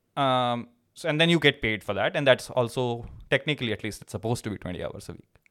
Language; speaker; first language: English; non-native, local second language; Hindi